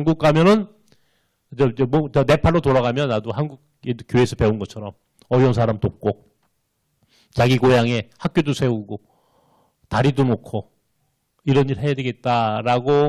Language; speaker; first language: Korean; native; Korean